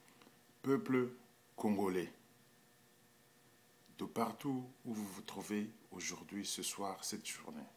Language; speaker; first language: French; non-native, local second language; Lingala